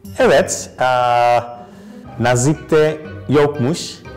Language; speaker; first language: Turkish; non-native, learner; English